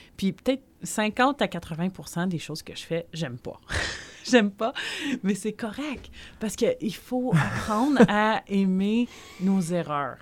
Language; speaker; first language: French; native; French